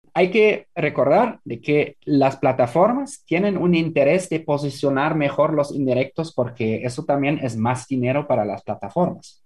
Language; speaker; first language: Spanish; non-native, fluent; German